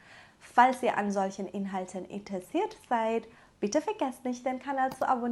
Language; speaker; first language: German; non-native, fluent; Persian